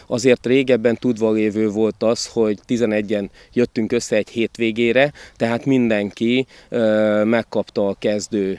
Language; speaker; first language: Hungarian; native; Hungarian